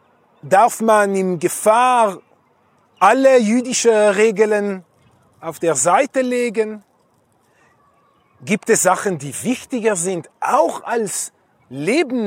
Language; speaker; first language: German; non-native, fluent; Hebrew